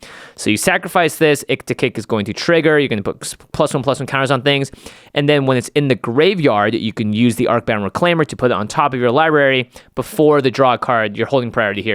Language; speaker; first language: English; native; English